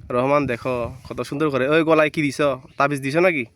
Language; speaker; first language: Bangla; non-native, local second language; Chakma